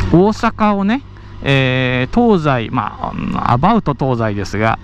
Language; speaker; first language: Japanese; native; Japanese